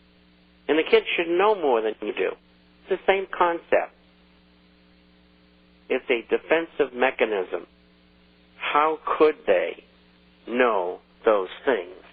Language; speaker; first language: English; native; English